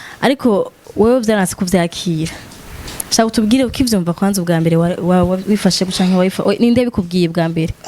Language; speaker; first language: Rundi; native; Rundi